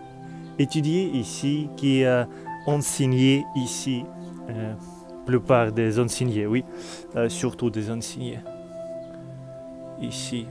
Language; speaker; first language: French; non-native, learner; Russian